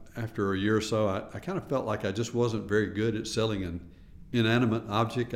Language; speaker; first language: English; native; English